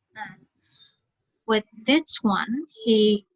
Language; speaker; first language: English; non-native, fluent; Vietnamese